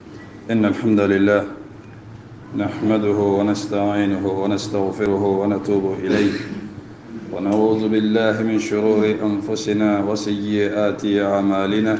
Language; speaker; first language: Arabic; non-native, fluent; Bambara